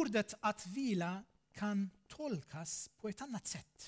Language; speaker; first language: Swedish; non-native, fluent; Armenian